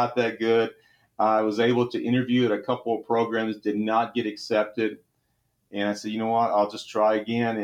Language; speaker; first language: English; native; English